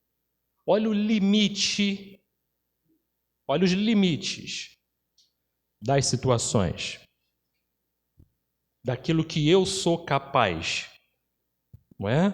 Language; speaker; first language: Portuguese; native; Portuguese